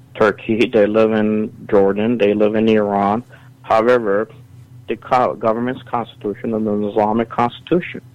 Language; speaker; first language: English; early bilingual, other home language; Assyrian Neo-Aramaic